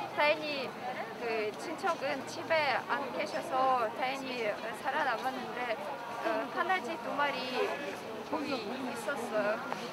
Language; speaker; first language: Korean; non-native, fluent; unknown